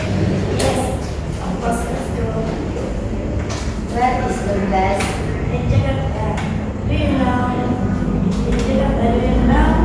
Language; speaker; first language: English; non-native, learner; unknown